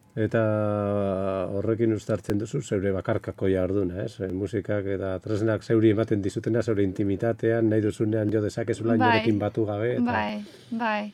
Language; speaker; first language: Basque; native; Basque